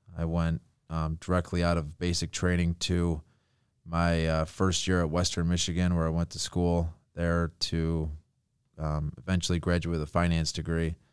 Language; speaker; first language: English; native; English